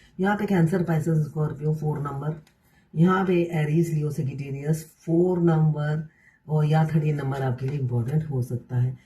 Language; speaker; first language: Hindi; native; Hindi